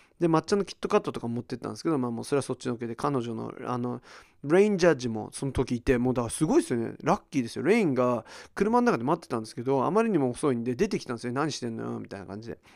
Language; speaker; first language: Japanese; early bilingual, heritage; Japanese